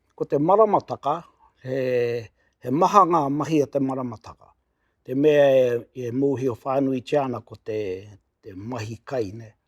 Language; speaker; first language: Māori; native; Māori